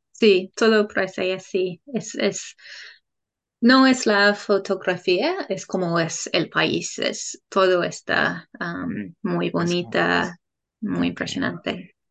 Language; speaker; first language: Spanish; non-native, learner; English